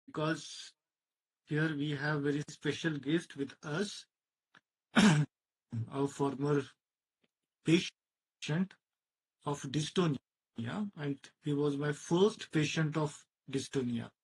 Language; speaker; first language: English; non-native, local second language; Marathi